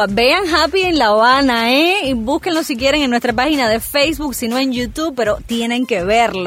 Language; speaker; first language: Spanish; native; Spanish